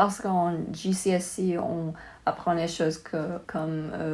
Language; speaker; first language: French; non-native, learner; Chinese